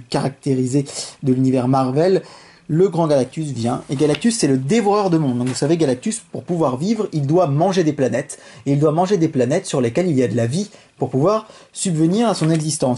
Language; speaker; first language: French; native; French